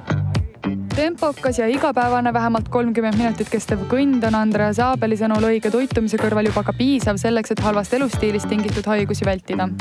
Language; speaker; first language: Estonian; native; Estonian